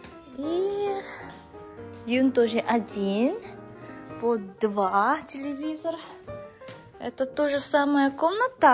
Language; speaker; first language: Russian; non-native, learner; Korean